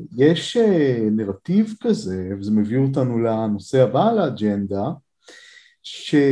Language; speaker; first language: Hebrew; native; Hebrew